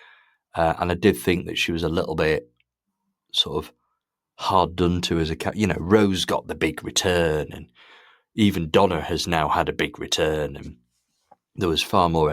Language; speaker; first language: English; native; English